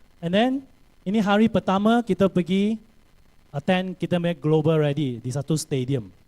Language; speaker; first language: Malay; non-native, local second language; Chinese